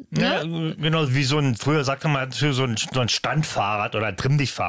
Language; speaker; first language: German; native; German